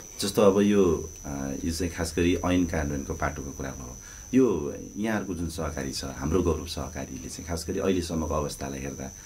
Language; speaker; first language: Nepali; native; Nepali